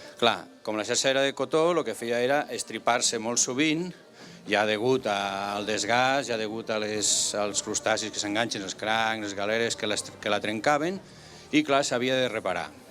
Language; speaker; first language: Catalan; native; Catalan